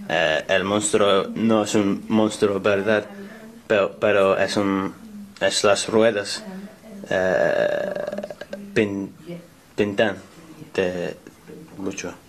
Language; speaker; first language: Spanish; non-native, learner; English